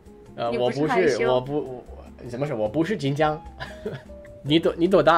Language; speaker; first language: Chinese; non-native, fluent; English